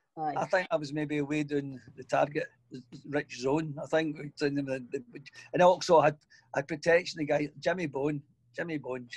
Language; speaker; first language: English; native; English